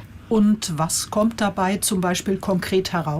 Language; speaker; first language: German; native; German